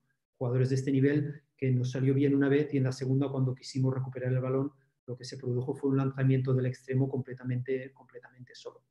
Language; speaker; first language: Spanish; native; Spanish